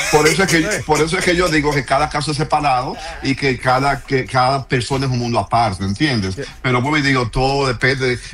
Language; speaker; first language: Spanish; native; Spanish